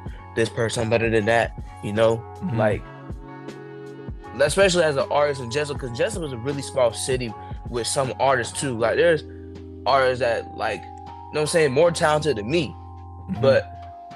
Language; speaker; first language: English; native; English